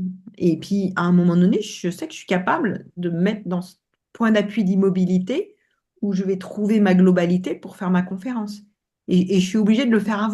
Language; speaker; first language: French; native; French